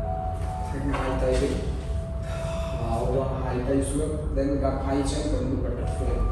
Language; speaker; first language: Vietnamese; non-native, fluent; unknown